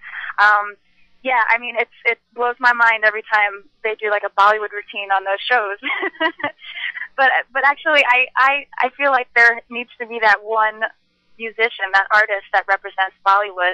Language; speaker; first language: English; native; English